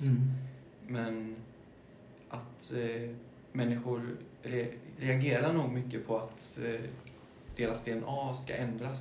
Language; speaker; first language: Swedish; early bilingual, other home language; German